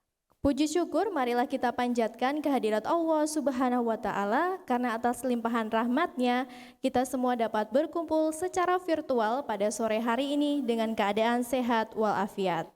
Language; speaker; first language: Indonesian; native; Indonesian